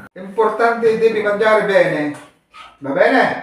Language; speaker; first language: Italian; non-native, learner; Filipino